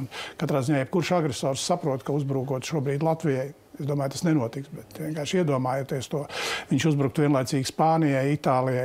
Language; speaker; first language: Latvian; native; Latvian